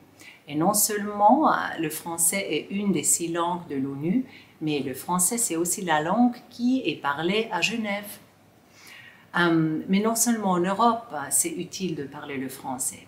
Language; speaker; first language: French; non-native, local second language; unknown